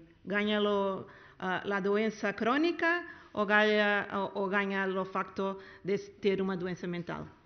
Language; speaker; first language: Spanish; non-native, learner; Portuguese